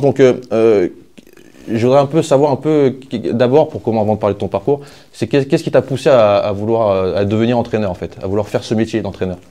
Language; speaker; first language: French; native; French